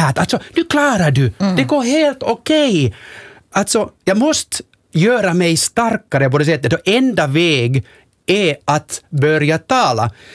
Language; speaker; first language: Swedish; non-native, local second language; Finnish